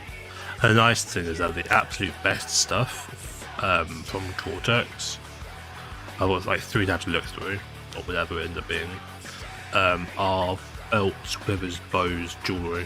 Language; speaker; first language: English; native; English